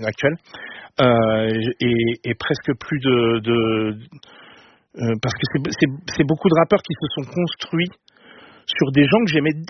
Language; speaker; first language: French; native; French